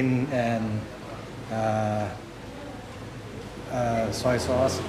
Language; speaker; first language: English; non-native, learner; Thai